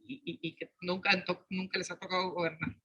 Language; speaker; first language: Spanish; native; Spanish